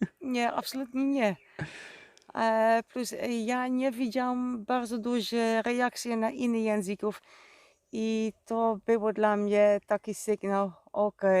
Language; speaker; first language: Polish; non-native, learner; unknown